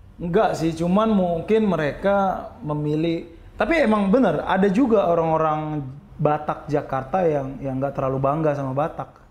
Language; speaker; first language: Indonesian; native; Indonesian